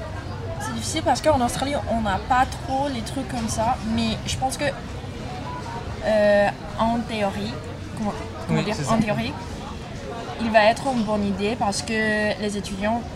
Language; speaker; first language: French; non-native, fluent; English